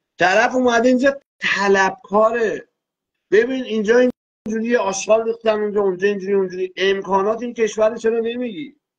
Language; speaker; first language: Persian; non-native, local second language; Azerbaijani